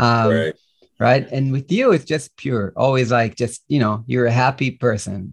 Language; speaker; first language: English; non-native, fluent; Hebrew